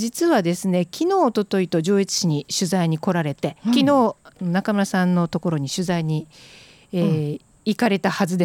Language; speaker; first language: Japanese; native; Japanese